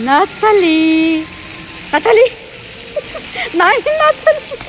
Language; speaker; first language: German; non-native, learner; Arabic